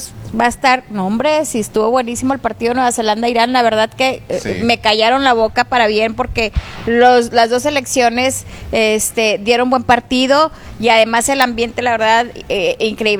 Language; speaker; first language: Spanish; native; Spanish